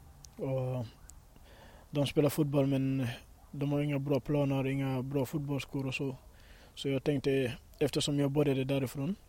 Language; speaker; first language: Swedish; early bilingual, other home language; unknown